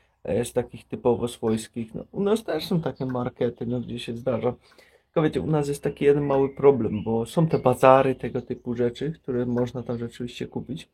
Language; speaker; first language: Polish; native; Polish